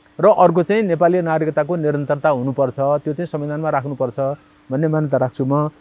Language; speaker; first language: Nepali; native; Nepali